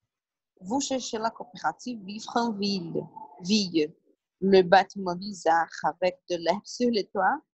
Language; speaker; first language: French; non-native, learner; Portuguese